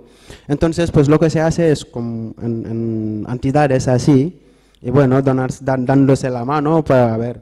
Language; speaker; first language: Spanish; non-native, fluent; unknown